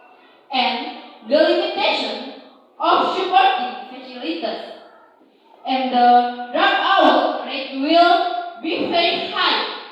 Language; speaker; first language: English; non-native, learner; Indonesian